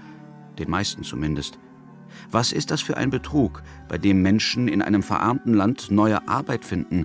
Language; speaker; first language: German; early bilingual, other home language; Bosnian